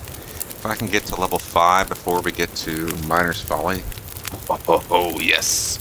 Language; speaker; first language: English; native; English